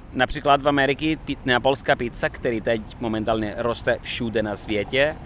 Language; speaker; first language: Czech; non-native, fluent; Italian